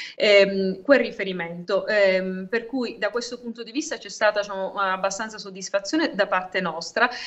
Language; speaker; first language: Italian; native; Italian